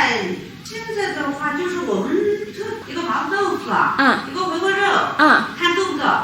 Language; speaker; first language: Chinese; native; Chinese